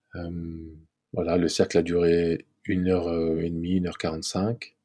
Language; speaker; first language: French; native; French